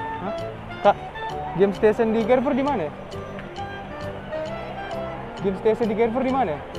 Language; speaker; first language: Indonesian; native; Indonesian